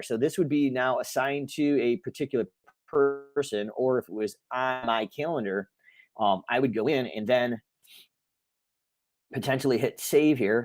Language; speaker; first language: English; native; English